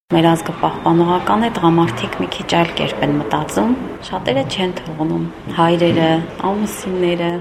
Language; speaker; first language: Armenian; non-native, local second language; Kurdish